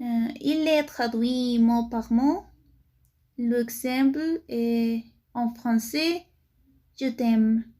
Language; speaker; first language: French; non-native, learner; Spanish